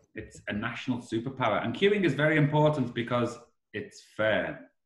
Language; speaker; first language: English; native; English